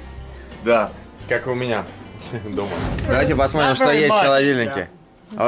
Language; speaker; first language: Russian; native; Russian